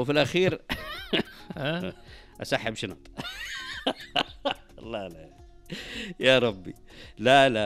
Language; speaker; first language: Arabic; native; Arabic